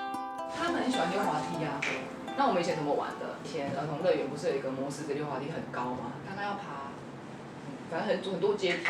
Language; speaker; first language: Chinese; native; Chinese